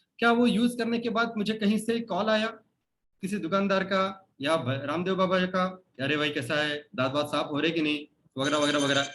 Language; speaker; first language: Hindi; non-native, local second language; Marathi